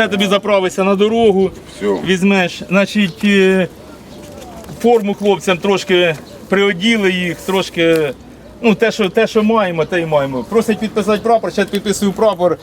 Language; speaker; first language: Ukrainian; native; Ukrainian